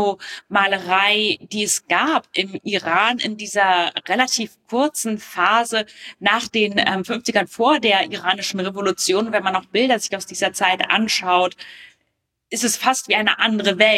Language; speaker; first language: German; native; German